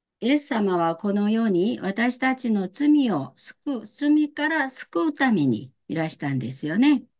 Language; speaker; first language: Japanese; non-native, fluent; Korean